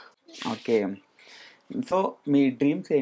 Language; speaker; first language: Telugu; native; Telugu